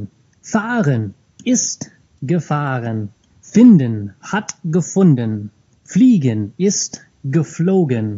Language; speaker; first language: German; non-native, fluent; English